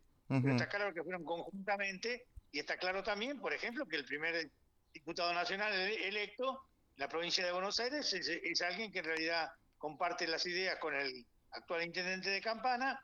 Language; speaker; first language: Spanish; native; Spanish